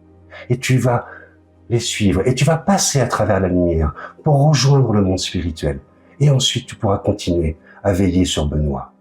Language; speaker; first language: French; native; French